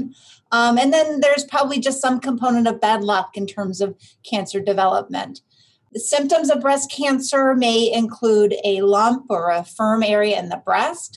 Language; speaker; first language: English; native; English